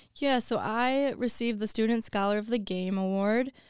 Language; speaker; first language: English; native; English